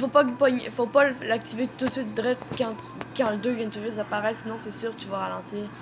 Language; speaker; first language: French; native; French